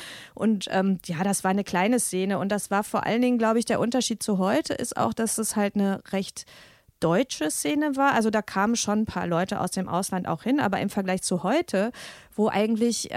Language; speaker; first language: German; native; German